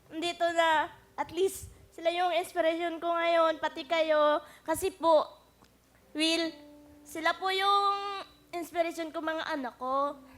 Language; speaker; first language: Filipino; non-native, local second language; Cebuano